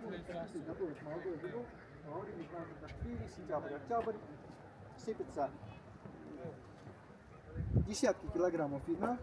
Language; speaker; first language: Russian; non-native, fluent; Georgian